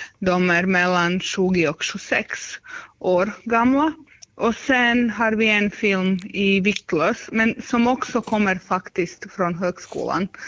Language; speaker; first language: Swedish; non-native, fluent; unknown